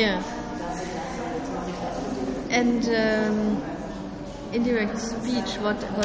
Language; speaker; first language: English; non-native, fluent; German